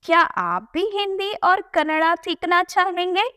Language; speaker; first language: Hindi; non-native, local second language; Kannada